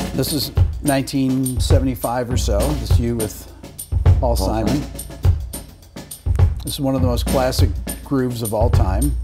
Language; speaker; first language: English; native; English